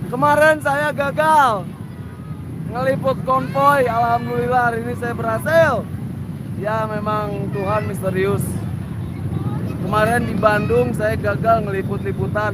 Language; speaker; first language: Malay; non-native, local second language; Sundanese